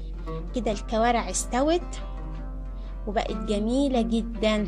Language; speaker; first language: Arabic; native; Arabic